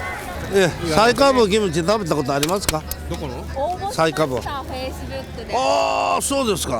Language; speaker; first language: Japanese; non-native, fluent; Korean